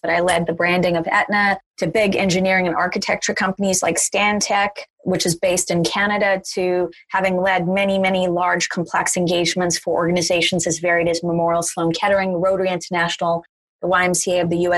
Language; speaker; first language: English; native; English